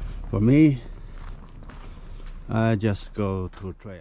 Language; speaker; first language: English; non-native, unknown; Chinese